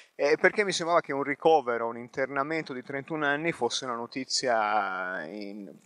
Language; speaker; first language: Italian; native; Italian